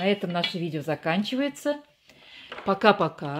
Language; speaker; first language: Russian; native; Russian